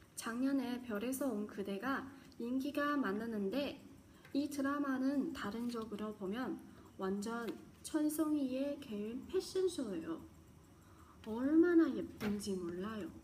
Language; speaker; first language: Korean; non-native, fluent; Chinese